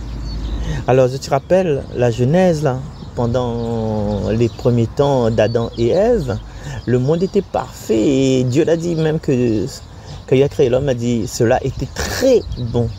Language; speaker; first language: French; non-native, local second language; Réunion Creole French